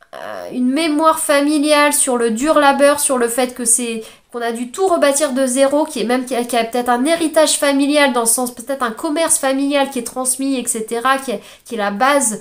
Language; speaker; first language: French; native; French